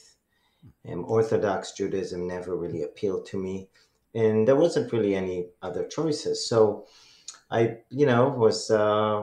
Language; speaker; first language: English; non-native, fluent; Hebrew